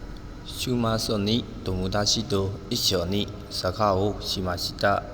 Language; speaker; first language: Japanese; non-native, learner; Burmese